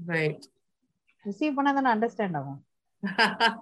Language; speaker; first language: Tamil; native; Tamil